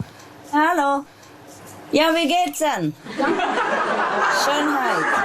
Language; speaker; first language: German; non-native, learner; Vietnamese